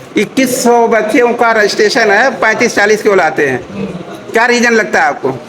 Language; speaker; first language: Hindi; native; Hindi